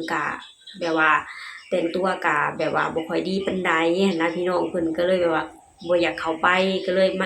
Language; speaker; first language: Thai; non-native, local second language; Lao